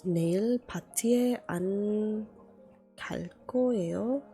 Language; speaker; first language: Korean; non-native, learner; English